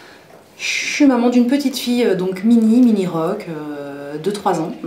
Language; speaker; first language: French; native; French